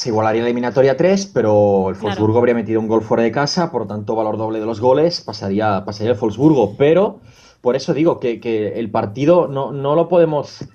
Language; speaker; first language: Spanish; native; Spanish